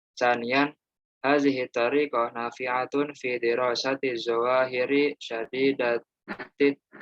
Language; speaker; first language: Arabic; non-native, learner; Indonesian